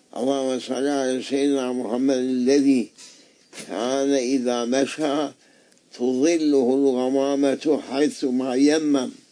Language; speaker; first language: Arabic; non-native, fluent; Turkish